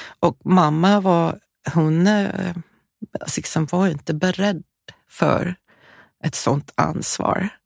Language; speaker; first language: Swedish; non-native, fluent; English